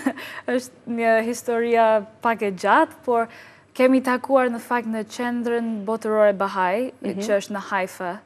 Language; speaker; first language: Albanian; non-native, learner; English